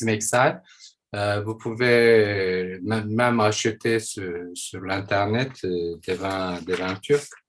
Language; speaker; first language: French; non-native, fluent; Turkish